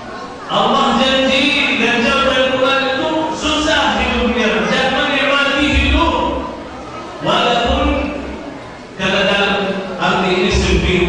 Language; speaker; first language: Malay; non-native, fluent; Arabic